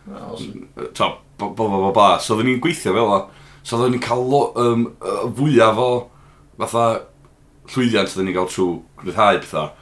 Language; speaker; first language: Welsh; native; Welsh